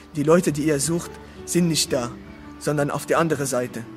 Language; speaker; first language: German; non-native, learner; Arabic